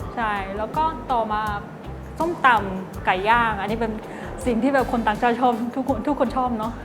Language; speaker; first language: Thai; non-native, fluent; Korean